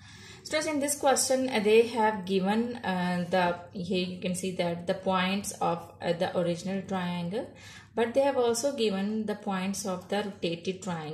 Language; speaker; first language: English; non-native, local second language; Urdu